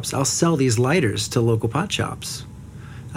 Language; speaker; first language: English; native; English